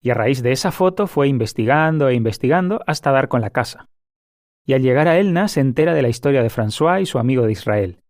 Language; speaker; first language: Spanish; native; Spanish